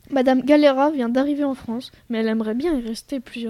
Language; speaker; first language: French; native; French